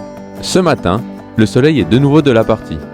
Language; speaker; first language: French; native; French